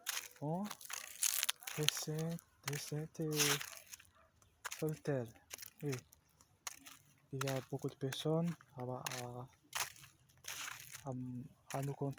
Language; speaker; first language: French; non-native, learner; Portuguese